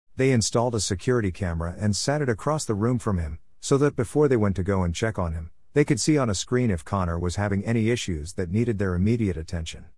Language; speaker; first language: English; native; English